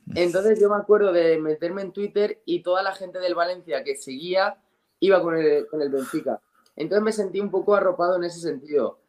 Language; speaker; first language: Spanish; native; Spanish